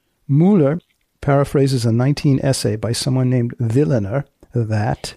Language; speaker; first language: English; native; English